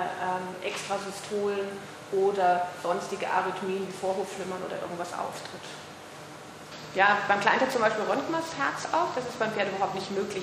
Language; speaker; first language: German; native; German